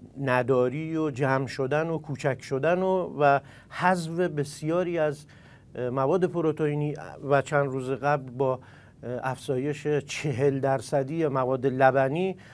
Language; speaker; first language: Persian; non-native, local second language; Central Kurdish